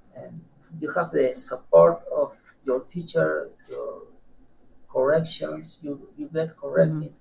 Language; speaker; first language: English; non-native, learner; Spanish